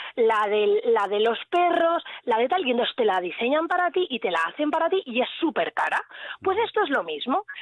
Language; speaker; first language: Spanish; native; Spanish